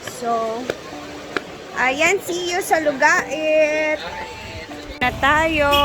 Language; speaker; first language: Filipino; non-native, local second language; Cebuano